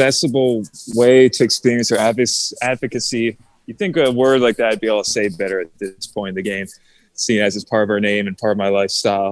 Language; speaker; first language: English; native; English